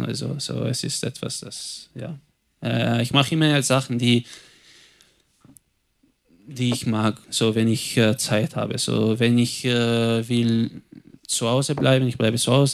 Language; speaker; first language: German; non-native, local second language; Italian